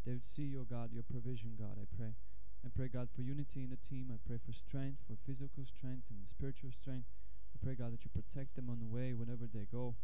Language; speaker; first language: English; non-native, fluent; Latvian